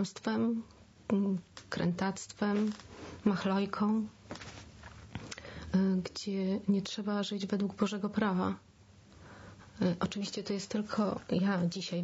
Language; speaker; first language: Polish; native; Polish